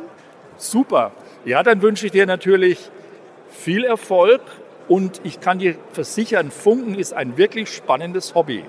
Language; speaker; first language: German; native; German